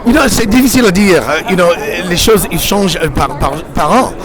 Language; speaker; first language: French; non-native, fluent; English